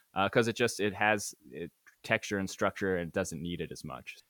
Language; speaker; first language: English; native; English